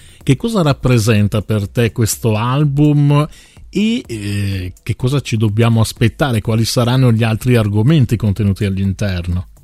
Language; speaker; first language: Italian; native; Italian